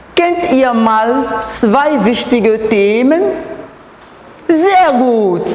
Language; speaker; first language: German; non-native, fluent; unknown